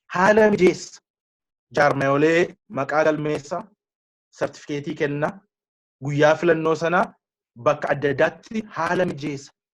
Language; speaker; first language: Oromo; native; Oromo